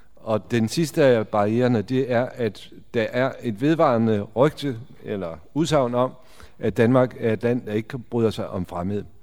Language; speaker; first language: Danish; native; Danish